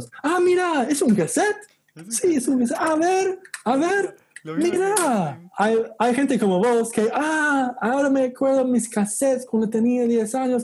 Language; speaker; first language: Spanish; non-native, learner; English